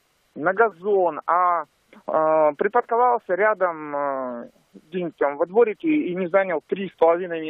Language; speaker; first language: Russian; native; Russian